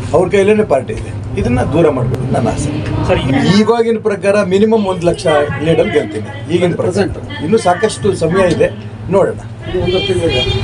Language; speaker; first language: Kannada; native; Kannada